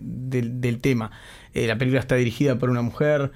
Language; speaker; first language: Spanish; native; Spanish